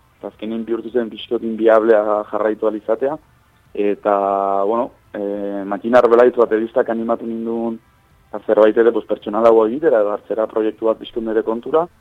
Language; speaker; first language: Basque; native; Basque